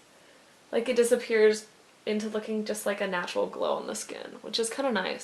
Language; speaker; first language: English; native; English